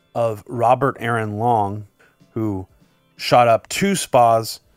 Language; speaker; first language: English; native; English